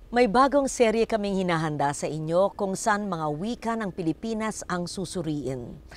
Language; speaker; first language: Filipino; native; Filipino